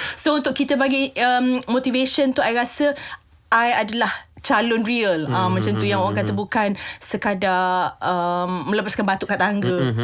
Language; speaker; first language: Malay; native; Malay